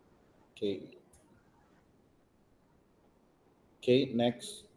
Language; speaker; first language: English; non-native, local second language; Malay